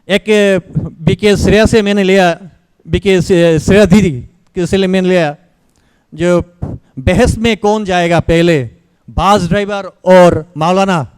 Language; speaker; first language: Hindi; non-native, learner; Bangla